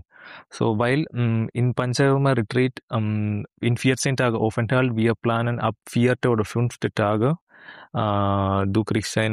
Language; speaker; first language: German; non-native, learner; Malayalam